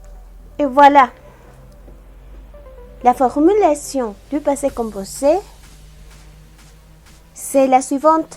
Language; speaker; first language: French; non-native, learner; Spanish